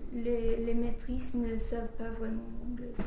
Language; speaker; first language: French; non-native, fluent; English